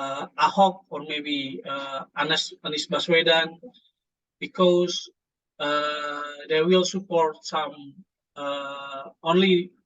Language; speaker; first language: English; non-native, fluent; Indonesian